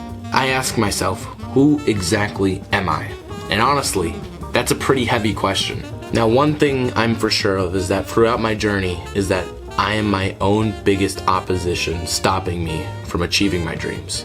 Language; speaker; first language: English; native; English